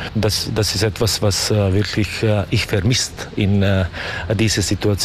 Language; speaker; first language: German; non-native, learner; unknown